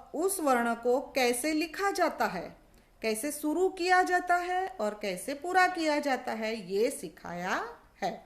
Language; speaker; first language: Hindi; non-native, local second language; Gujarati